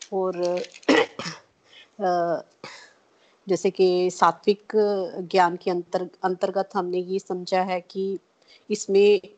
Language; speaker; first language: Hindi; non-native, local second language; Punjabi